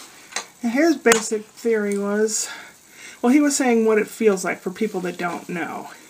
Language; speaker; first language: English; native; English